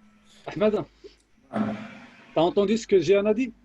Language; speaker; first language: French; non-native, local second language; Arabic